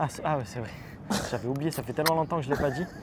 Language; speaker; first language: French; native; French